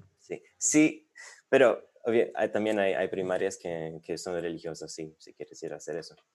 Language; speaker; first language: Spanish; non-native, fluent; English